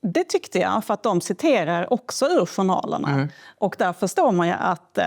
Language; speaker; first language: Swedish; native; Swedish